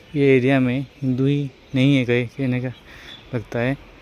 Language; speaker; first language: Hindi; non-native, local second language; Odia